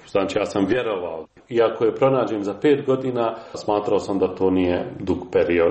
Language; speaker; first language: Serbian; native; Serbian